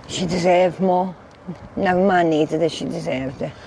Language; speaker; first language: English; native; English